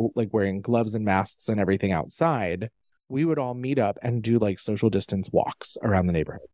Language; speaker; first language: English; native; English